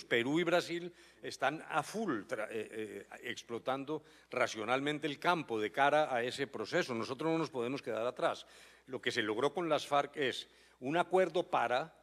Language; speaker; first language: Spanish; native; Spanish